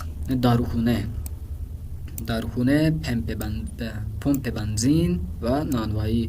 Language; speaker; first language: Persian; non-native, fluent; Urdu